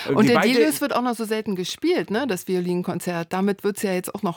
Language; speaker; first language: German; native; German